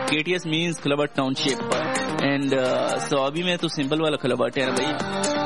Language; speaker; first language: Urdu; non-native, local second language; Pashto